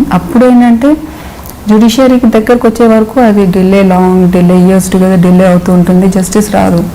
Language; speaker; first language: Telugu; non-native, local second language; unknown